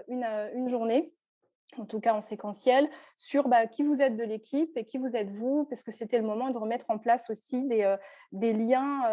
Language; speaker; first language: French; native; French